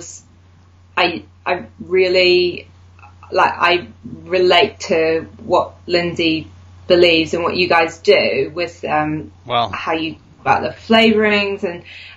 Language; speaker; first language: English; native; English